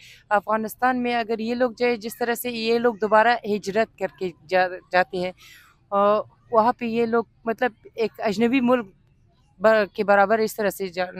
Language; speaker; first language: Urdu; non-native, fluent; Persian